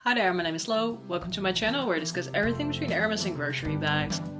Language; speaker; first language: English; non-native, fluent; Dutch